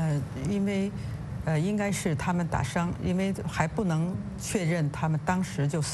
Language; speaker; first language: Chinese; native; Chinese